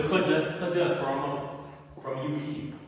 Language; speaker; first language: English; non-native, learner; Chinese